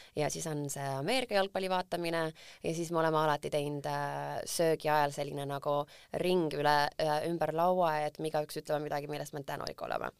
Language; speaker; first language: Estonian; early bilingual, other home language; English